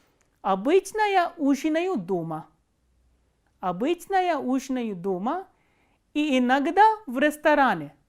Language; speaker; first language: Russian; non-native, fluent; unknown